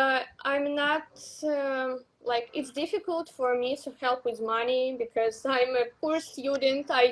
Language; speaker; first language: English; non-native, learner; Russian